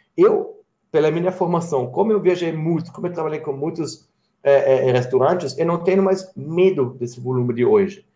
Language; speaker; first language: Portuguese; non-native, fluent; German